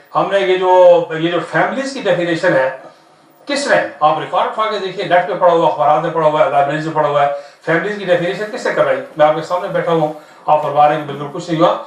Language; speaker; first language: Urdu; non-native, local second language; Pahari-Potwari